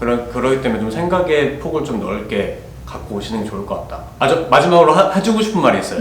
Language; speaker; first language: Korean; native; Korean